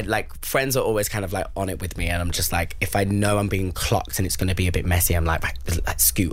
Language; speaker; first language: English; native; English